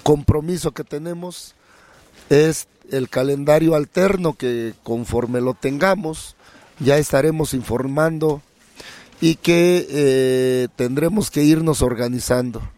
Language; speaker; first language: Spanish; native; Spanish